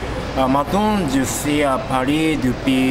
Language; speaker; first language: French; non-native, learner; Japanese